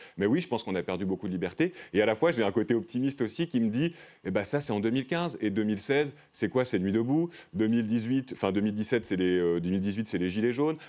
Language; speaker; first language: French; native; French